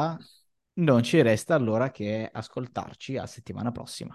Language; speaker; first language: Italian; native; Italian